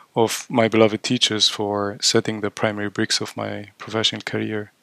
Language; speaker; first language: English; non-native, fluent; Arabic